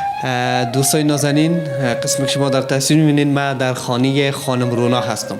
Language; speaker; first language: Persian; native; Persian